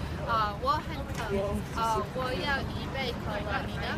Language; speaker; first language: Chinese; non-native, learner; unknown